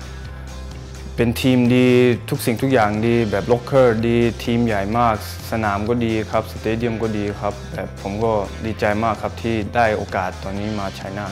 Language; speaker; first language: Thai; early bilingual, heritage; Thai